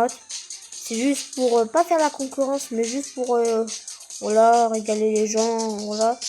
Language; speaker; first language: French; native; French